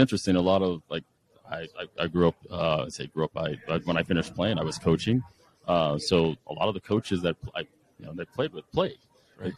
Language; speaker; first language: English; native; English